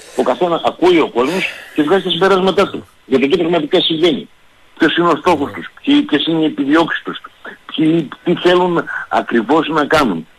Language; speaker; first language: Greek; native; Greek